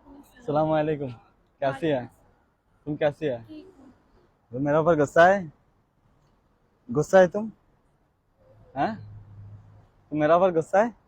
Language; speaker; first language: Hindi; non-native, learner; Bangla